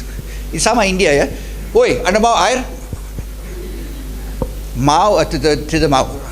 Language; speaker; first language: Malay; non-native, learner; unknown